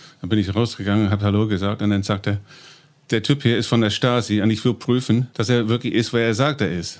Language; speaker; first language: German; non-native, fluent; English